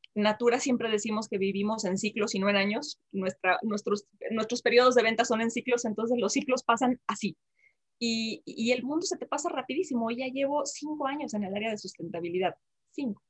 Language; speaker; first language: Spanish; native; Spanish